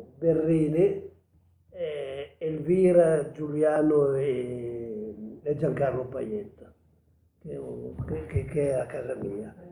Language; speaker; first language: Italian; native; Italian